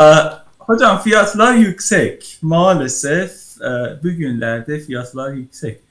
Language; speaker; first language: Turkish; non-native, learner; Persian